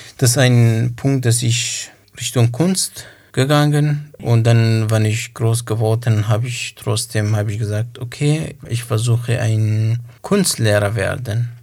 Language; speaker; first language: German; non-native, learner; Kurdish